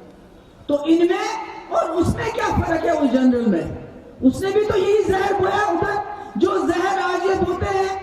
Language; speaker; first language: Urdu; non-native, local second language; Kashmiri